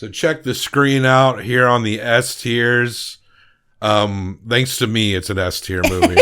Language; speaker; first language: English; native; English